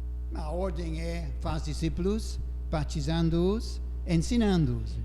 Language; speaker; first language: Portuguese; non-native, fluent; English